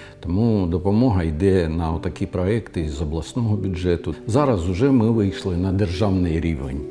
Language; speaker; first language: Ukrainian; non-native, local second language; Russian